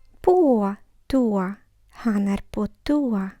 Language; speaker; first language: Swedish; non-native, fluent; Ukrainian